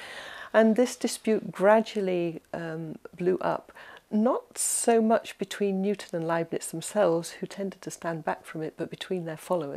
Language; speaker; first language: English; native; English